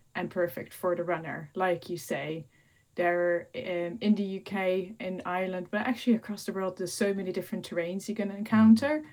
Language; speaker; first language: English; non-native, fluent; Dutch